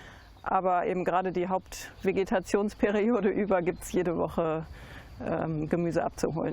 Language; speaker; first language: German; native; German